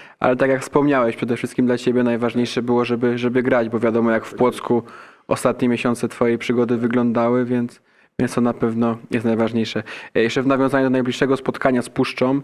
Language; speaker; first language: Polish; native; Polish